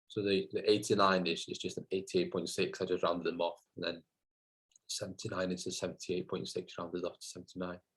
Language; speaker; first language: English; native; English